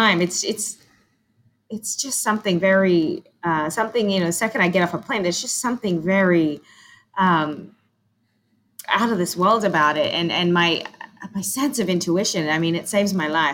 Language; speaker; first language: English; native; English